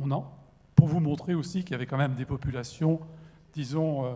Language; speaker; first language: French; native; French